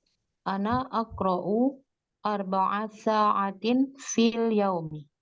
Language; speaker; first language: Arabic; non-native, learner; Indonesian